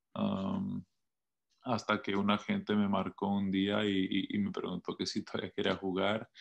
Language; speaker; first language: Spanish; early bilingual, heritage; Spanish